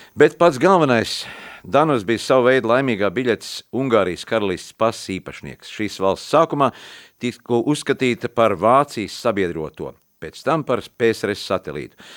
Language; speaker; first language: Latvian; native; Latvian